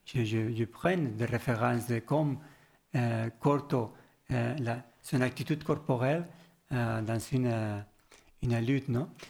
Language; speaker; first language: French; non-native, learner; Spanish